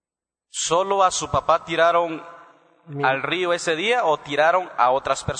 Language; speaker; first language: Spanish; native; Spanish